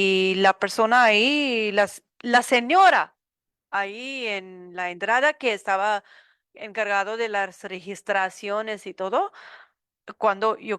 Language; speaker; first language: Spanish; non-native, learner; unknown